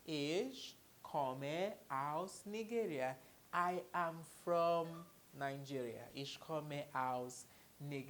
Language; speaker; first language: German; non-native, fluent; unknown